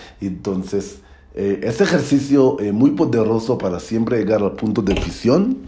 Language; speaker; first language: Spanish; non-native, learner; Hebrew